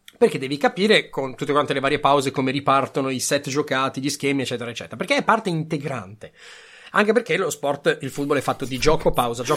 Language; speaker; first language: Italian; native; Italian